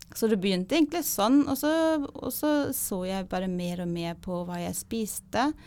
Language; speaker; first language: Norwegian; non-native, fluent; German